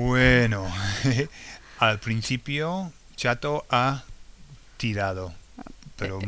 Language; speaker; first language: Spanish; non-native, fluent; English